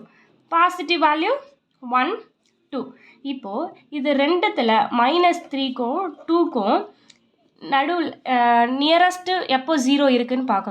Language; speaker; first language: Tamil; native; Tamil